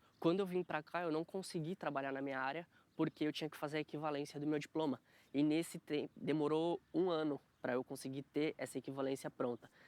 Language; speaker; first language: Portuguese; native; Portuguese